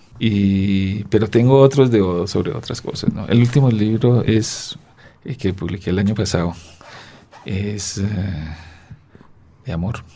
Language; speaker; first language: Spanish; native; Spanish